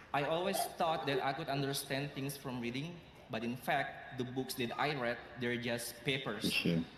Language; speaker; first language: English; non-native, fluent; Indonesian